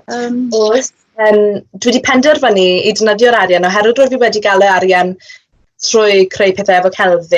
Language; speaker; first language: Welsh; non-native, local second language; English